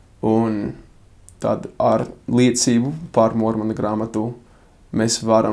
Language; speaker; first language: Latvian; non-native, fluent; English